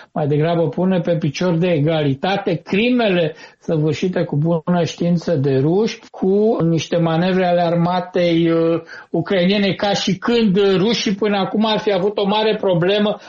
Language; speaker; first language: Romanian; native; Romanian